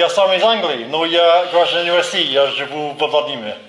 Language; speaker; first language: Russian; non-native, learner; English